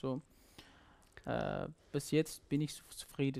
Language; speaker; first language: German; non-native, learner; Persian